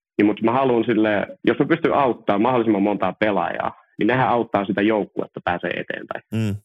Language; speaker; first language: Finnish; early bilingual, other home language; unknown